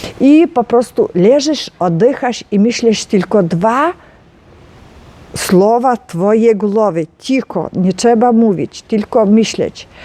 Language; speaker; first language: Polish; non-native, learner; Ukrainian